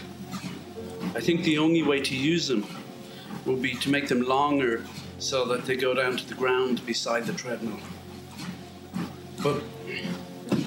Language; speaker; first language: English; native; English